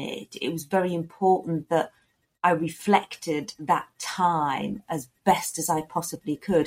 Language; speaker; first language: English; native; English